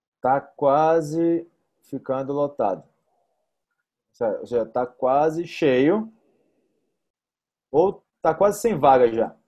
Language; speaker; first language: Portuguese; native; Portuguese